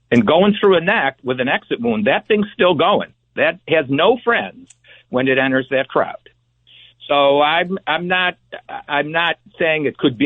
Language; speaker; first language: English; native; English